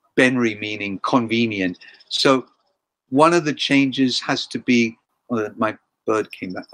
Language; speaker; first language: English; native; English